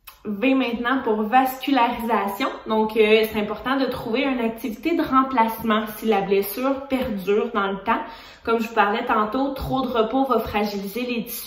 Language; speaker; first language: French; native; French